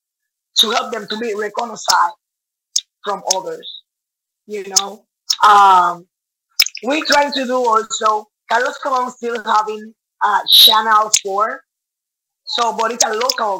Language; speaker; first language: English; non-native, learner; Spanish